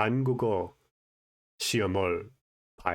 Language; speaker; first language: Korean; non-native, learner; English